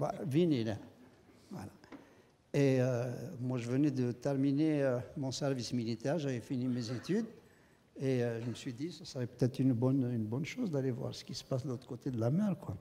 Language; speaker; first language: French; non-native, local second language; Kabyle